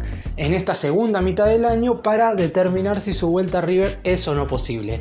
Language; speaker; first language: Spanish; native; Spanish